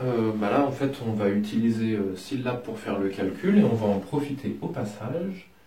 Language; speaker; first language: French; native; French